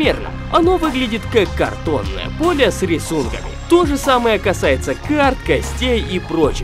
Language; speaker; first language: Russian; native; Russian